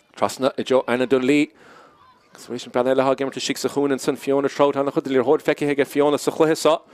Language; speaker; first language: Irish; native; Irish